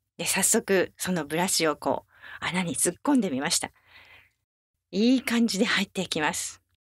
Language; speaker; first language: Japanese; native; Japanese